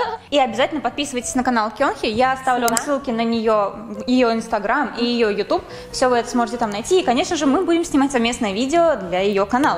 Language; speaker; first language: Russian; native; Russian